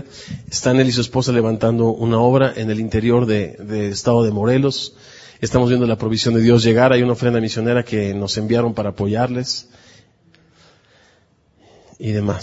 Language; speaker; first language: Spanish; native; Spanish